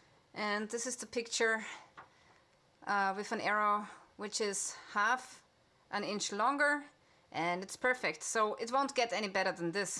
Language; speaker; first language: English; non-native, fluent; German